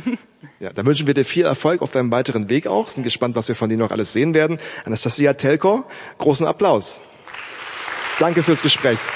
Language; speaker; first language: German; native; German